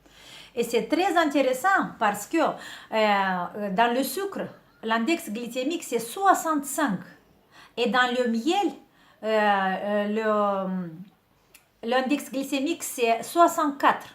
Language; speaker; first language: French; non-native, fluent; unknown